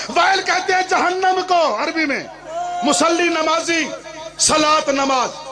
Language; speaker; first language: Urdu; non-native, local second language; Punjabi